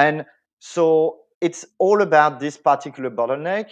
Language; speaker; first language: English; non-native, fluent; French